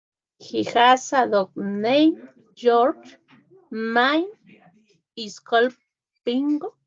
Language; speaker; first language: English; non-native, learner; Spanish